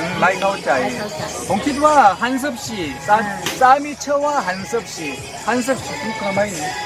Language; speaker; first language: Thai; non-native, learner; Korean